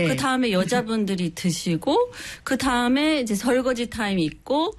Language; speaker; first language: Korean; non-native, fluent; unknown